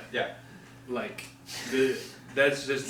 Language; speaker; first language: English; native; English